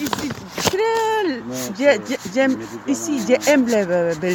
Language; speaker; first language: French; non-native, learner; Tibetan